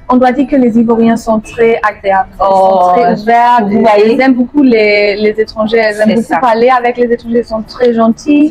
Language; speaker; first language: French; non-native, fluent; German